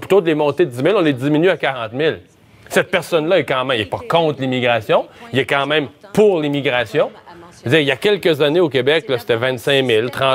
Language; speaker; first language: French; native; French